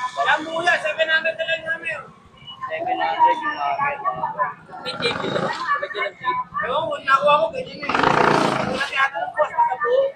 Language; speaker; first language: Filipino; native; Filipino